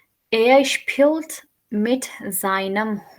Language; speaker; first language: German; non-native, fluent; Urdu